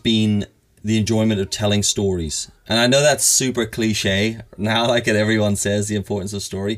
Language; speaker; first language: English; native; English